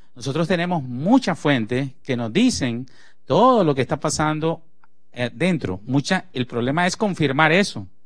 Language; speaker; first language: Spanish; native; Spanish